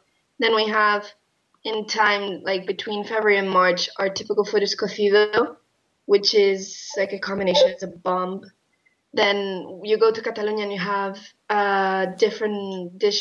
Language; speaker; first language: English; non-native, fluent; Spanish